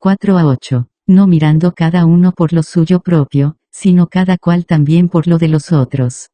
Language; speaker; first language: Spanish; native; Spanish